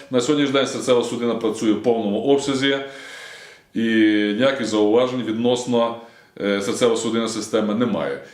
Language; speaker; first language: Ukrainian; native; Ukrainian